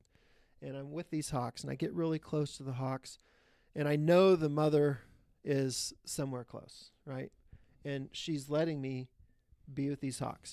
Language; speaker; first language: English; native; English